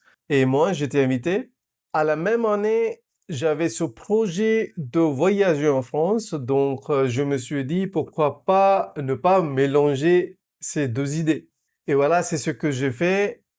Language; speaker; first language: French; non-native, fluent; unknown